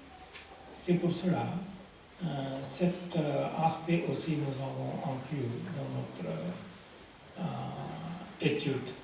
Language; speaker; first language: French; non-native, fluent; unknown